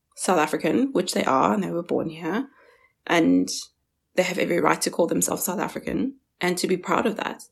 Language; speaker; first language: English; early bilingual, other home language; Chinese